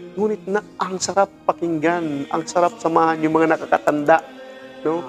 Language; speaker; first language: Filipino; non-native, local second language; Cebuano